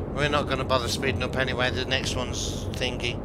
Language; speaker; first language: English; native; English